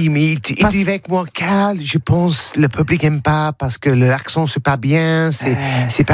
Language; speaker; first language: French; non-native, learner; English